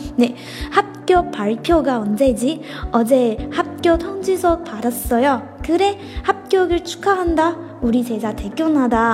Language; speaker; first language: Korean; non-native, fluent; Chinese